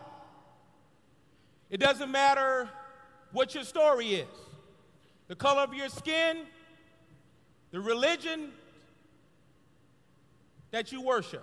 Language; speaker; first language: English; native; English